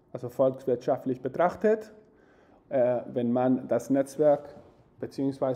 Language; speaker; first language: German; non-native, fluent; Spanish